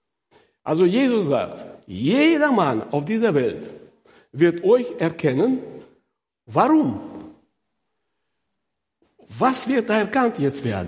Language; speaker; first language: German; non-native, fluent; Russian